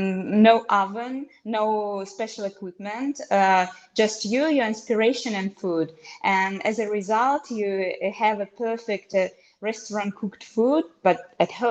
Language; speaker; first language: English; non-native, fluent; Russian